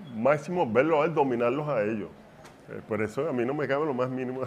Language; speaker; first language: Spanish; early bilingual, heritage; Spanish